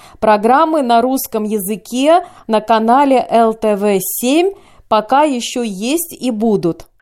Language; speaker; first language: Russian; native; Russian